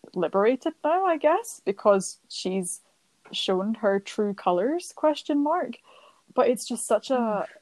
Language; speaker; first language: English; native; English